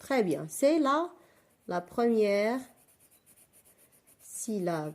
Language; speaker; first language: French; non-native, local second language; Arabic